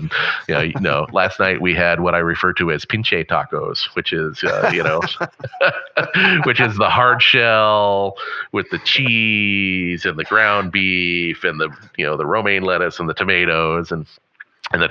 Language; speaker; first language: English; native; English